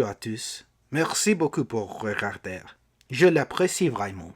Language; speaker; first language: French; non-native, learner; English